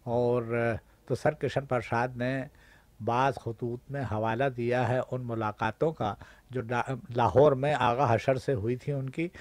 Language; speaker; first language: Urdu; native; Urdu